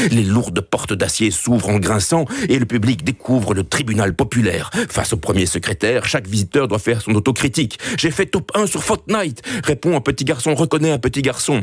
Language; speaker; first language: French; native; French